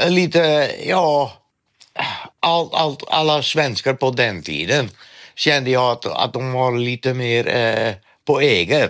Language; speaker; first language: Swedish; non-native, fluent; Dutch